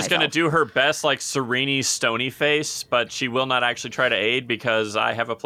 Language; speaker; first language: English; native; English